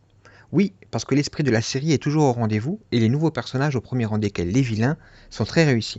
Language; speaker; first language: French; native; French